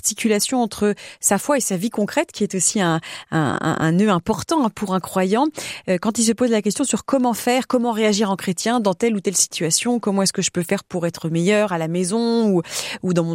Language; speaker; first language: French; native; French